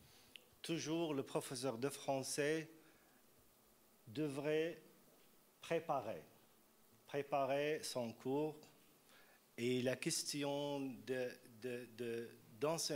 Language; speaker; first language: French; non-native, fluent; Arabic